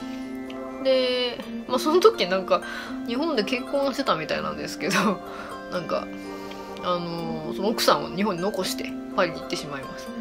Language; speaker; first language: Japanese; native; Japanese